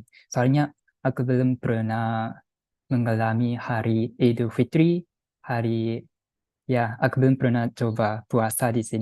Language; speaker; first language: Indonesian; non-native, fluent; Japanese